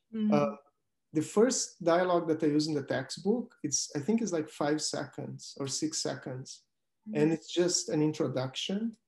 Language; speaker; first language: English; non-native, fluent; Portuguese